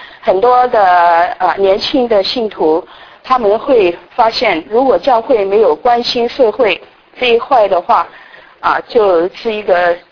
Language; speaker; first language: Chinese; non-native, local second language; Cantonese